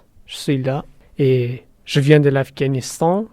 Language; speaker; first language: French; non-native, learner; Persian